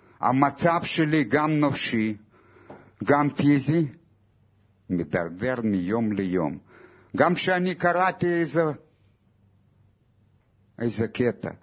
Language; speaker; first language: Hebrew; non-native, fluent; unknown